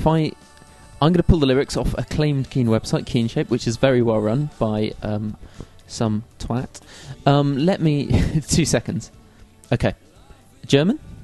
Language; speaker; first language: English; native; English